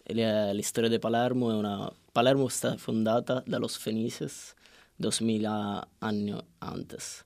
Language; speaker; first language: Spanish; non-native, learner; Italian